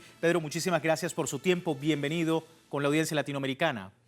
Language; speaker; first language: Spanish; native; Spanish